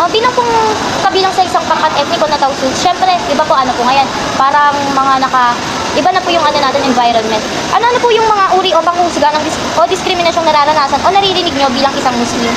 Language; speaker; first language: Filipino; native; Filipino